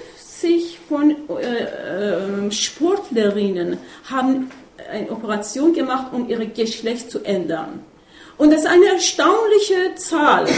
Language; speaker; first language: German; non-native, fluent; Persian